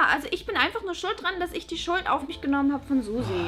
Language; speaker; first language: German; native; German